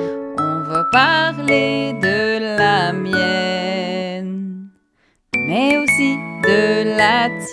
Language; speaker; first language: French; native; French